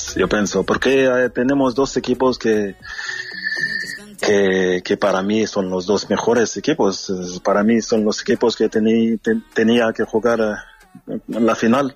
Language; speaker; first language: Spanish; non-native, fluent; French